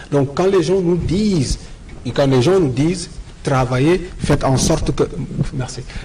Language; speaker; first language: French; non-native, local second language; Wolof